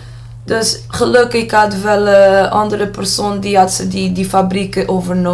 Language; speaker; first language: Dutch; non-native, learner; Portuguese